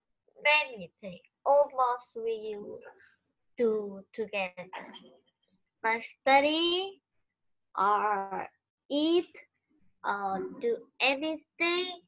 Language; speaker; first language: English; non-native, learner; Vietnamese